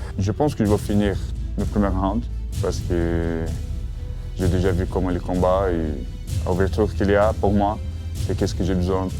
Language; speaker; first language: French; non-native, learner; Portuguese